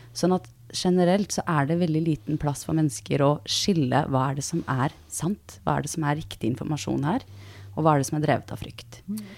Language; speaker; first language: Norwegian; early bilingual, other home language; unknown